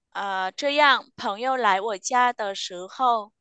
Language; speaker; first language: Chinese; non-native, fluent; Vietnamese